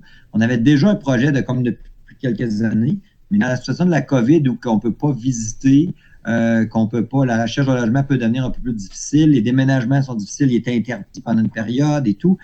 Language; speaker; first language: French; native; French